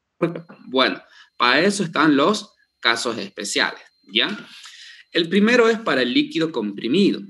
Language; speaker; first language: Spanish; native; Spanish